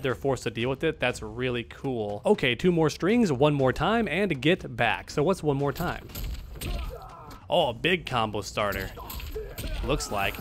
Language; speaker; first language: English; native; English